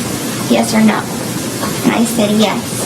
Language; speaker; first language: English; native; English